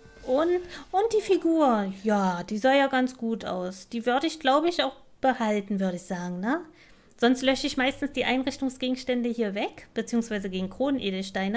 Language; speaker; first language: German; native; German